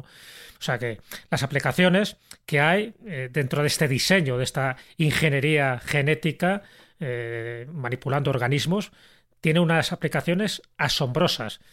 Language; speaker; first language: Spanish; native; Spanish